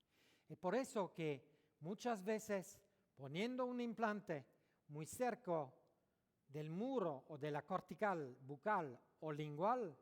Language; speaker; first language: Spanish; non-native, learner; French